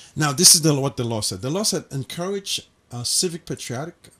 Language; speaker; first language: English; non-native, fluent; Haitian Creole